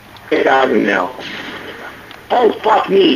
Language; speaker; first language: English; native; English